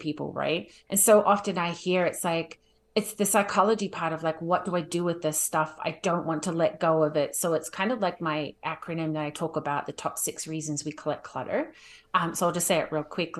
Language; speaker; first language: English; native; English